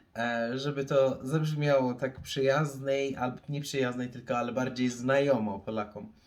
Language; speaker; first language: Polish; non-native, fluent; Persian